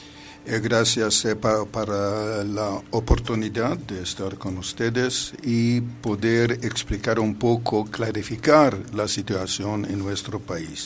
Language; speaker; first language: Spanish; non-native, fluent; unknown